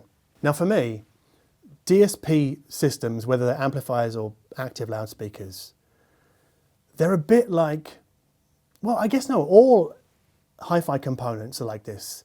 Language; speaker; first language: English; native; English